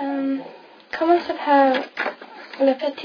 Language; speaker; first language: French; non-native, learner; English